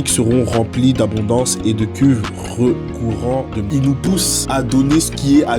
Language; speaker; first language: French; native; French